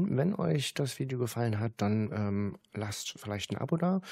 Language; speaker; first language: German; native; German